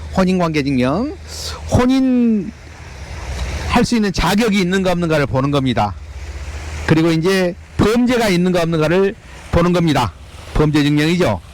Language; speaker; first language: Korean; native; Korean